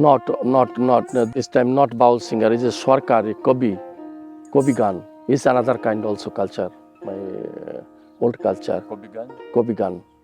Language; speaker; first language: English; non-native, learner; Bangla